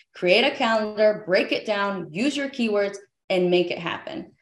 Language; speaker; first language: English; early bilingual, other home language; Spanish